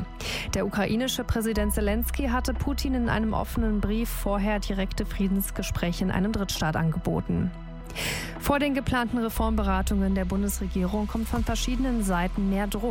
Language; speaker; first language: German; native; German